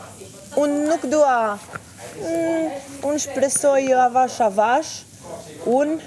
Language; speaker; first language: Albanian; non-native, learner; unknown